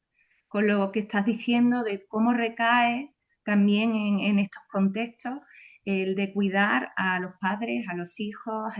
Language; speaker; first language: Spanish; native; Spanish